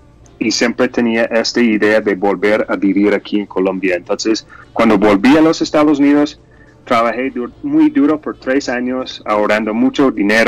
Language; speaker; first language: Spanish; non-native, fluent; English